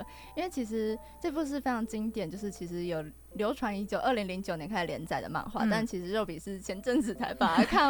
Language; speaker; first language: Chinese; native; Chinese